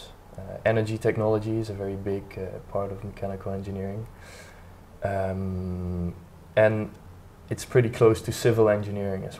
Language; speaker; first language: English; non-native, fluent; Dutch